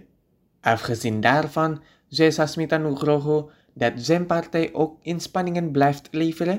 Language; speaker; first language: Dutch; non-native, fluent; Indonesian